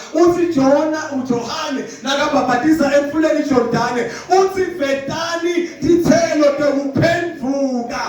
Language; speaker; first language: Zulu; non-native, local second language; Swati